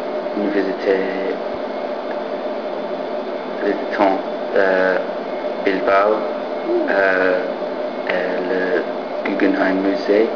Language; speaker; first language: French; non-native, learner; English